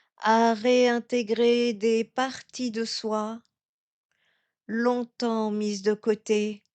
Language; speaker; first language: French; native; French